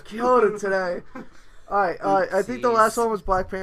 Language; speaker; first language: English; native; English